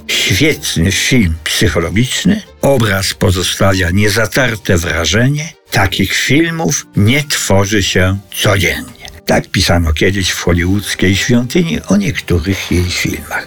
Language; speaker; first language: Polish; native; Polish